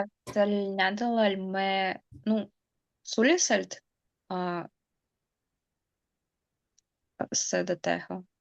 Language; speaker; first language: Estonian; non-native, local second language; Russian